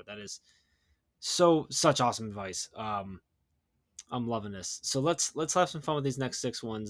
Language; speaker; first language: English; native; English